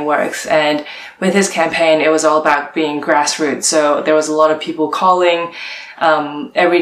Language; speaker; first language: English; non-native, local second language; Cantonese